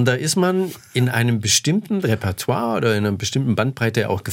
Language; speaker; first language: German; native; German